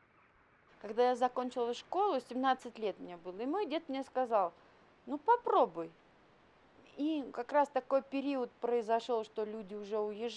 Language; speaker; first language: Russian; native; Russian